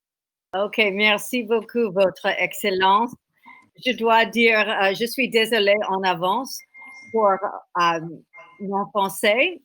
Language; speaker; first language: French; non-native, learner; English